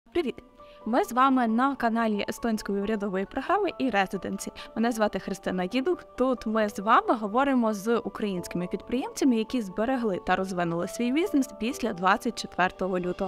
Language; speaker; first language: Ukrainian; native; Ukrainian